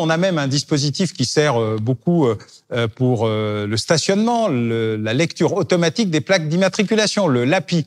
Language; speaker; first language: French; native; French